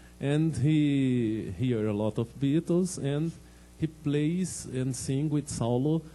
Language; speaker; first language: English; non-native, learner; Portuguese